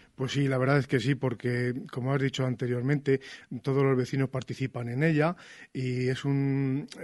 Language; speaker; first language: Spanish; native; Spanish